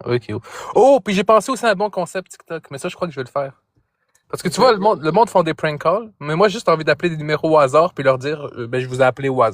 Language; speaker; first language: French; native; French